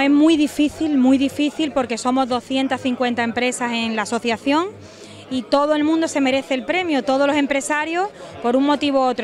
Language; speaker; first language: Spanish; native; Spanish